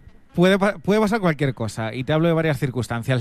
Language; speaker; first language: Spanish; native; Spanish